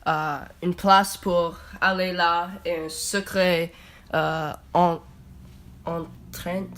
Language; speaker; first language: French; non-native, learner; English